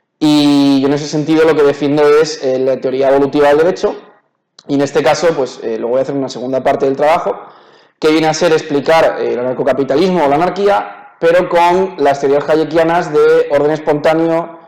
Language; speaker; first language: Spanish; native; Spanish